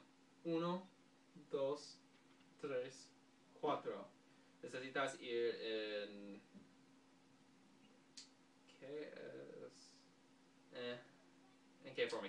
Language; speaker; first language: Spanish; non-native, learner; English